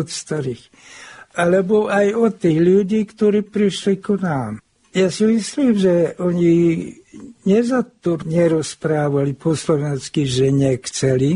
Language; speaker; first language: Slovak; non-native, local second language; Hungarian